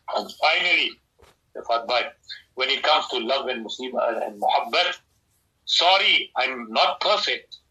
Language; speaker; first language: English; native; English